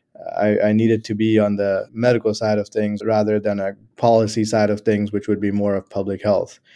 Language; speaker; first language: English; non-native, local second language; Gujarati